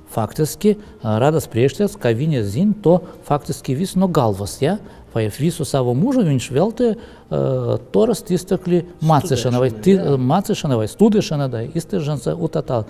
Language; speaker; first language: Latvian; non-native, local second language; Russian